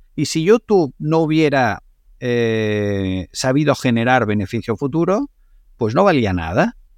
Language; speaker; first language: Spanish; non-native, local second language; Catalan